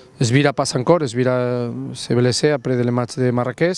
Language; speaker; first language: French; non-native, learner; Spanish